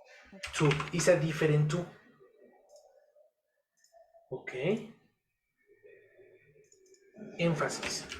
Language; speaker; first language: English; non-native, fluent; Spanish